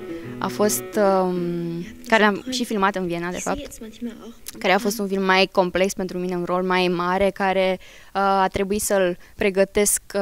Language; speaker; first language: Romanian; early bilingual, heritage; Romanian